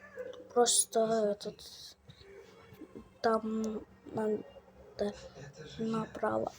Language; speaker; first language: Russian; native; Russian